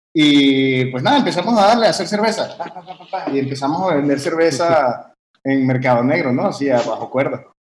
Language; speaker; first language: Spanish; early bilingual, heritage; French